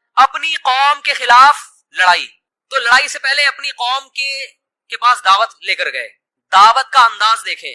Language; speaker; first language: Urdu; native; Urdu